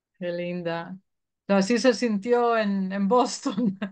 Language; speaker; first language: Spanish; early bilingual, heritage; Spanish